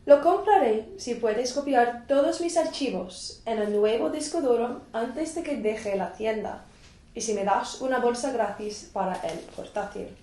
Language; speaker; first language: Spanish; non-native, fluent; English